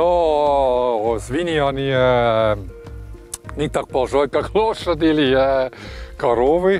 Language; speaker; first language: Russian; non-native, learner; German